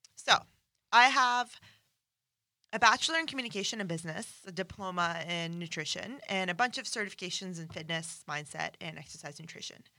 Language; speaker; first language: English; non-native, fluent; Persian